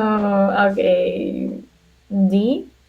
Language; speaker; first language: English; non-native, learner; Russian